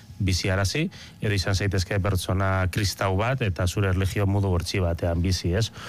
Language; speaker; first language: Basque; native; Basque